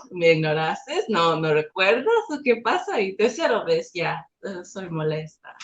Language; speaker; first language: Spanish; non-native, learner; English